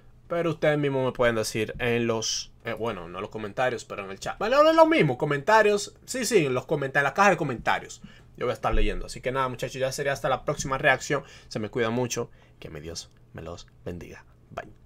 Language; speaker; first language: Spanish; native; Spanish